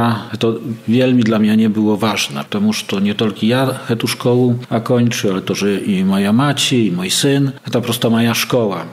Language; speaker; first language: Polish; non-native, local second language; Belarusian